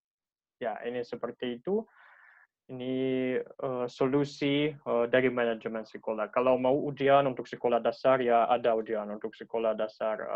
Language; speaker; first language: Indonesian; non-native, learner; Russian